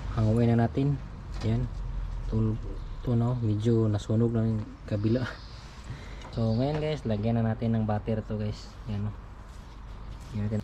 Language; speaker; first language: Filipino; non-native, local second language; Cebuano